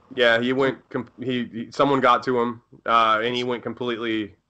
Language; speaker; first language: English; native; English